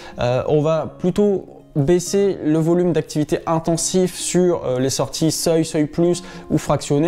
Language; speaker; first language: French; native; French